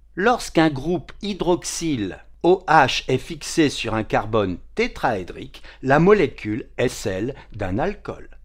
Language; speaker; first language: French; native; French